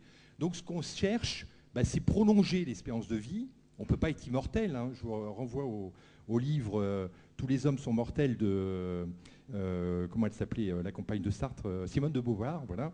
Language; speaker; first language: French; native; French